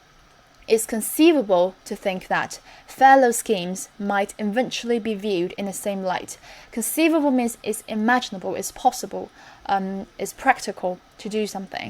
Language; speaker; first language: English; non-native, fluent; Chinese